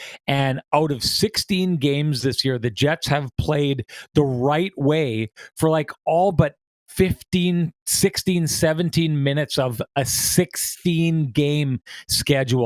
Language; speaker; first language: English; native; English